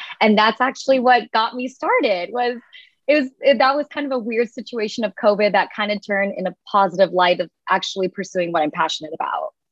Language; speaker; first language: English; native; English